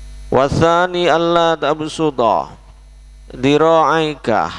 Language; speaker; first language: Arabic; non-native, fluent; Javanese